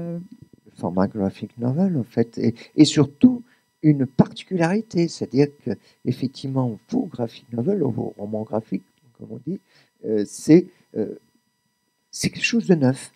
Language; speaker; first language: French; native; French